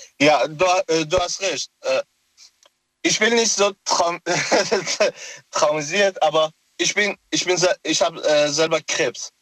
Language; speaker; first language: German; non-native, local second language; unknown